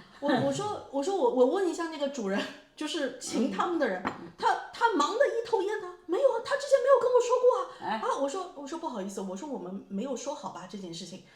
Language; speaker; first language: Chinese; native; Chinese